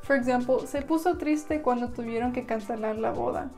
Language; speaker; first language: Spanish; non-native, fluent; English